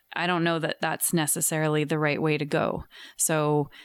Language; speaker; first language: English; native; English